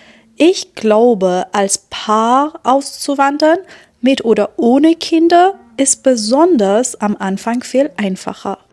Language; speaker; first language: German; non-native, fluent; Persian